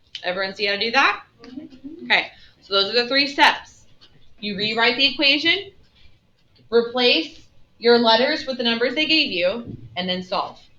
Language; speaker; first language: English; native; English